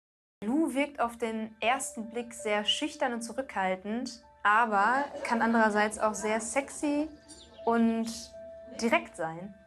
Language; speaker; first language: German; native; German